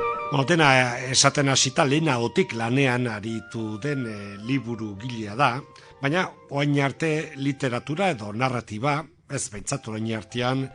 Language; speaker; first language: Basque; native; Basque